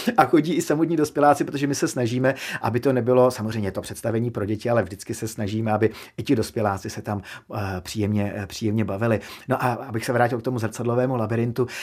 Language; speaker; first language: Czech; native; Czech